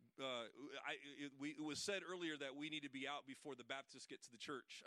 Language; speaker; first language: English; native; English